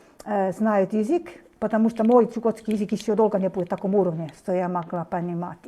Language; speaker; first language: Russian; non-native, fluent; Finnish